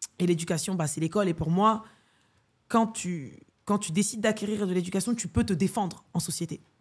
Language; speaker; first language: French; native; French